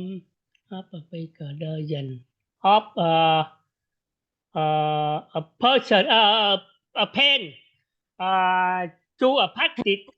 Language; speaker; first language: English; non-native, learner; Vietnamese